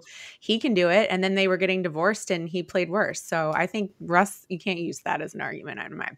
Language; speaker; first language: English; native; English